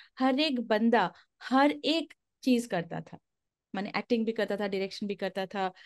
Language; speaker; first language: Hindi; non-native, local second language; Marathi